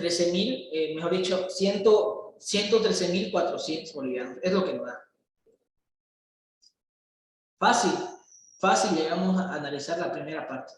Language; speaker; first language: Spanish; native; Spanish